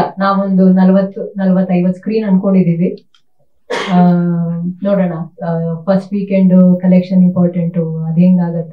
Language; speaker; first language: Kannada; native; Kannada